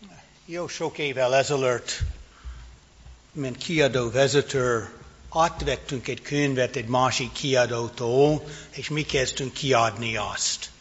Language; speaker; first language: Hungarian; non-native, fluent; English